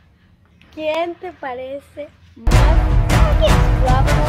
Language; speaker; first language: Spanish; native; Spanish